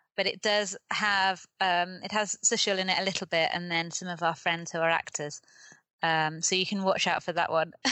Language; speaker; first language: English; native; English